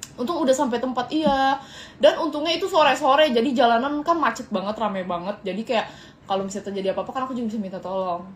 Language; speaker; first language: Indonesian; native; Indonesian